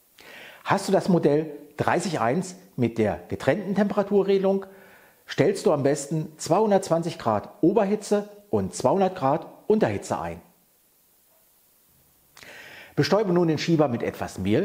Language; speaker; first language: German; native; German